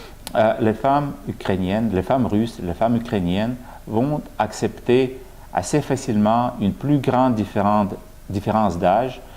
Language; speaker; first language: French; non-native, fluent; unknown